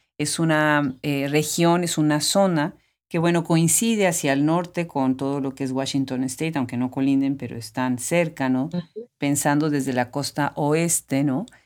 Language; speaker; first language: Spanish; native; Spanish